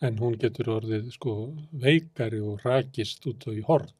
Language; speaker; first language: Icelandic; native; Icelandic